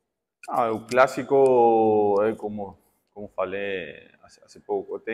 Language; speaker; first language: Portuguese; non-native, fluent; Spanish